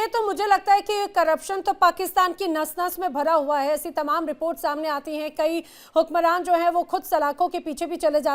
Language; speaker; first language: Hindi; native; Hindi